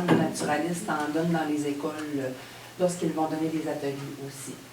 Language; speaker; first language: French; native; French